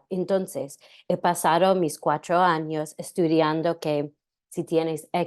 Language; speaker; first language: Spanish; non-native, fluent; English